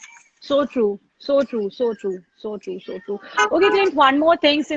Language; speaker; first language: English; non-native, local second language; Hindi